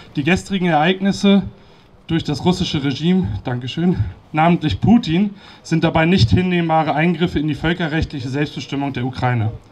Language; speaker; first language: German; native; German